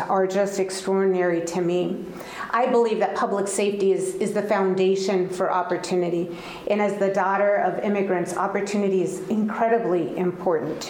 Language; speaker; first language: English; early bilingual, other home language; Spanish